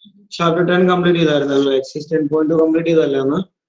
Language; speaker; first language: English; non-native, local second language; Malayalam